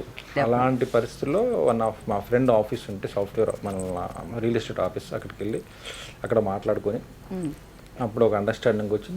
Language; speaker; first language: Telugu; native; Telugu